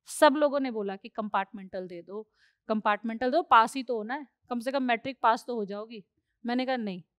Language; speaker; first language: Hindi; native; Hindi